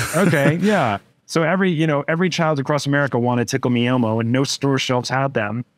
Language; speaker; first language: English; native; English